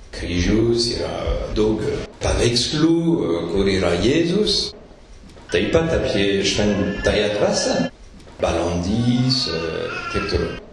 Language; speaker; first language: Lithuanian; non-native, fluent; French